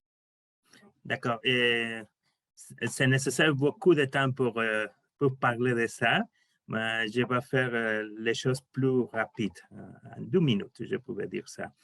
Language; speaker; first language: French; non-native, learner; Spanish